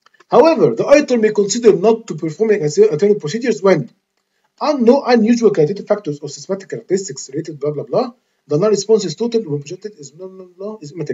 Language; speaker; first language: English; non-native, fluent; Arabic